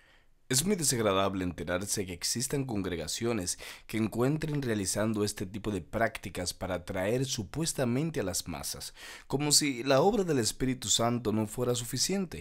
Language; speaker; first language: Spanish; native; Spanish